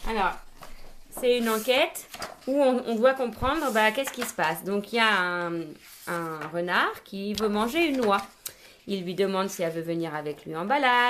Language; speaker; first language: French; native; French